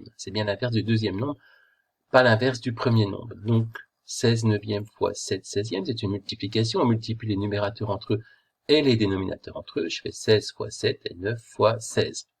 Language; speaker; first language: French; native; French